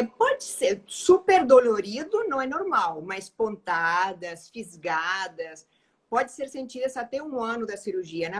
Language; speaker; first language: Portuguese; non-native, fluent; Spanish